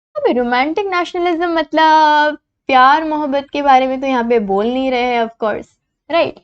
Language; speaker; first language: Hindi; non-native, local second language; Assamese